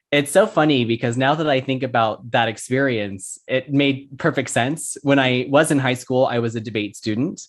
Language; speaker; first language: English; native; English